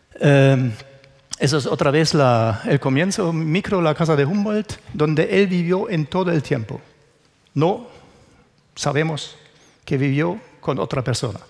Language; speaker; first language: Spanish; non-native, fluent; German